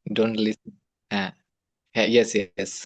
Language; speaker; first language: English; non-native, learner; Bangla